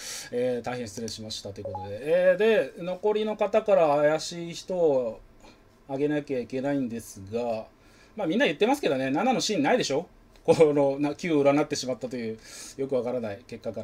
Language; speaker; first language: Japanese; native; Japanese